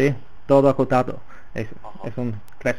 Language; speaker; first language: Spanish; non-native, fluent; Italian